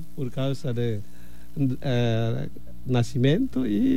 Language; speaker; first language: Portuguese; non-native, fluent; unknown